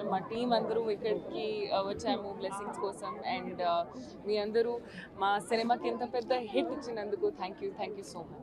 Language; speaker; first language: Telugu; non-native, local second language; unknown